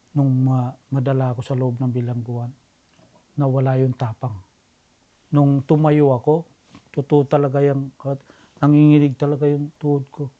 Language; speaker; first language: Filipino; non-native, local second language; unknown